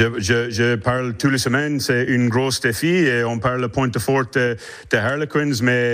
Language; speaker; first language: French; non-native, learner; English